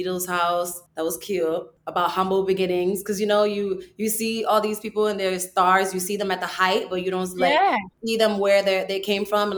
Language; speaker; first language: English; early bilingual, other home language; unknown